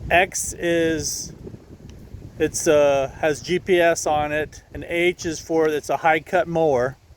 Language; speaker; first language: English; native; English